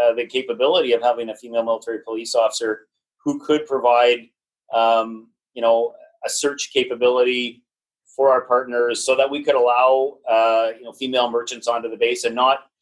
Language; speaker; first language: English; native; English